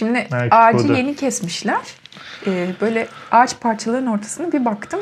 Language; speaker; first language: Turkish; native; Turkish